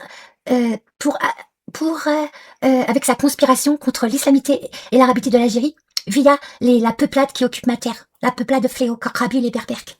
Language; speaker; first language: French; non-native, local second language; Arabic